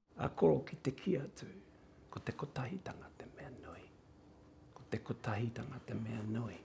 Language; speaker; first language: Māori; native; Māori